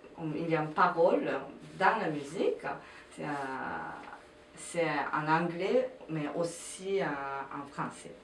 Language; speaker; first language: French; non-native, fluent; Japanese